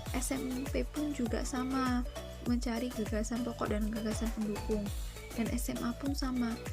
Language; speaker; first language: Indonesian; native; Indonesian